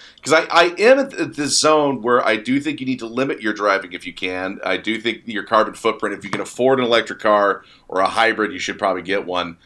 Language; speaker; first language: English; native; English